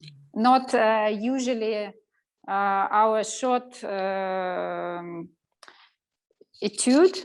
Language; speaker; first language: English; non-native, learner; Russian